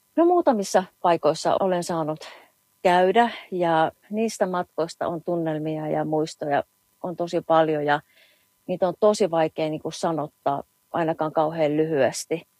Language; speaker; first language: Finnish; native; Finnish